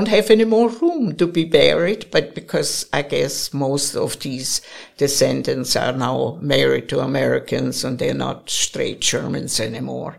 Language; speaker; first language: English; non-native, fluent; German